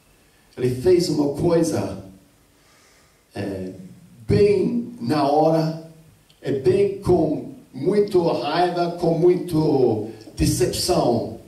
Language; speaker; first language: Portuguese; non-native, fluent; English